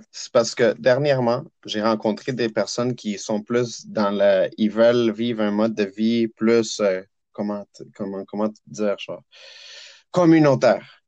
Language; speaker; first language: French; native; French